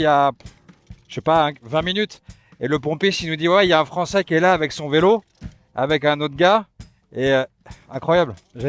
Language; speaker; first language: French; native; French